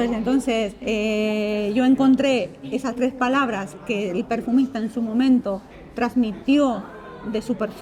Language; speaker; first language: Spanish; native; Spanish